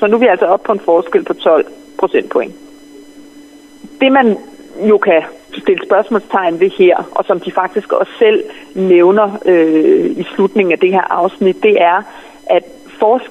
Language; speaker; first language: Danish; native; Danish